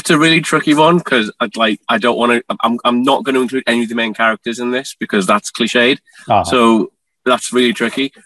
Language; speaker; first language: English; native; English